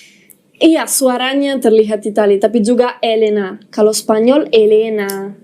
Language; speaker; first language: Indonesian; non-native, fluent; Italian